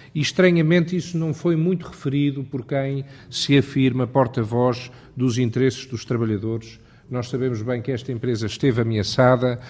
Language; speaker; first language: Portuguese; native; Portuguese